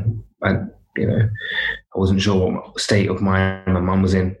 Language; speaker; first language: English; native; English